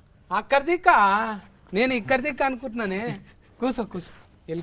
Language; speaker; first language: Telugu; native; Telugu